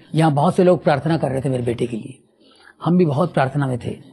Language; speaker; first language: Hindi; non-native, local second language; Telugu